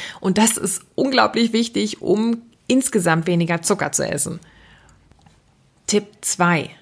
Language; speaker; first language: German; native; German